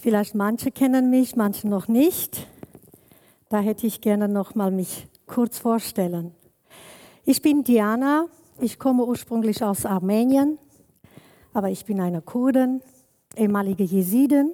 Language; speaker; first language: German; non-native, learner; Kurdish